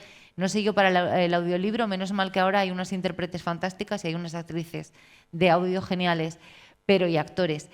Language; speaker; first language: Spanish; native; Spanish